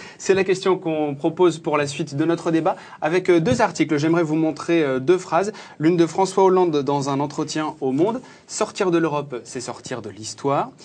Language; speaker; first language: French; native; French